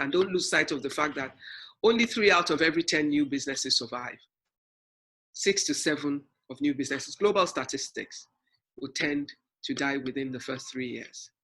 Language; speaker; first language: English; non-native, local second language; Yoruba